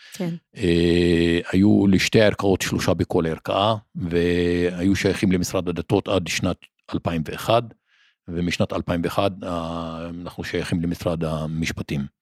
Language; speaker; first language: Hebrew; non-native, local second language; Arabic